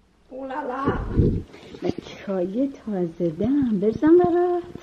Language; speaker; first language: Persian; native; Persian